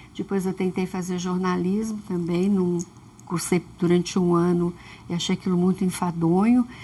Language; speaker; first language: Portuguese; early bilingual, other home language; Russian